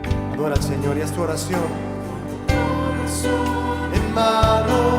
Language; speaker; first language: Spanish; native; Spanish